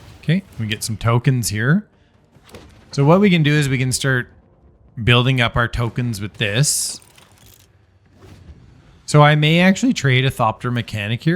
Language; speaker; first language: English; native; English